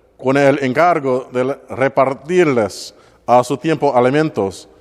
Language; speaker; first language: Spanish; non-native, learner; English